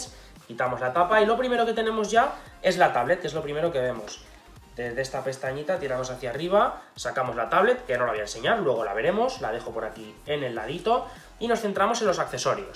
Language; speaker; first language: Spanish; native; Spanish